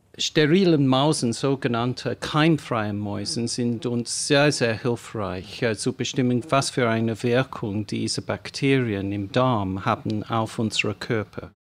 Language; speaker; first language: German; non-native, fluent; English